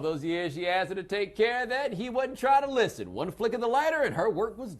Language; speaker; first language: English; native; English